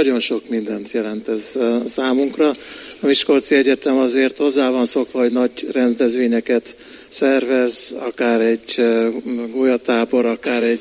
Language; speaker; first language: Hungarian; native; Hungarian